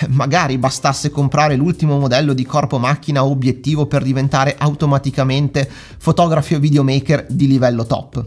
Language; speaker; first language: Italian; native; Italian